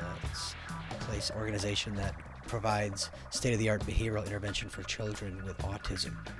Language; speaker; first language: English; native; English